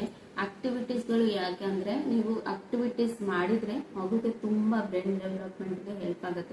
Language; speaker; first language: Kannada; non-native, local second language; Odia